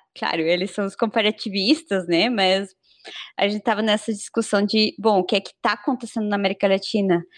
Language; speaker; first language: Portuguese; non-native, fluent; Spanish